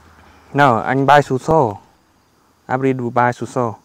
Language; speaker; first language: Vietnamese; native; Vietnamese